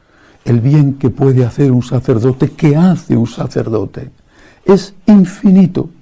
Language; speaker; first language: Spanish; native; Spanish